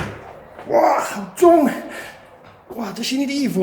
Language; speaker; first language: Chinese; non-native, fluent; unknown